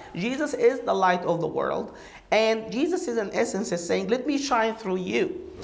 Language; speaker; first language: English; non-native, fluent; Arabic